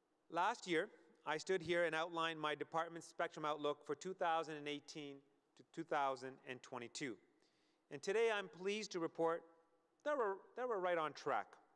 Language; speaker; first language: English; native; English